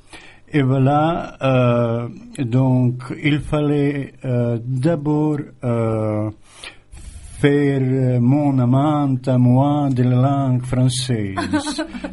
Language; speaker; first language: French; non-native, fluent; Croatian